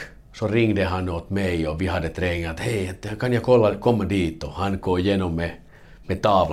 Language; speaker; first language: Swedish; non-native, learner; Finnish